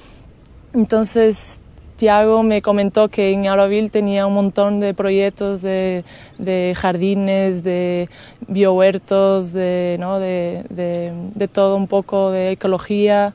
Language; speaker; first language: Spanish; non-native, fluent; Portuguese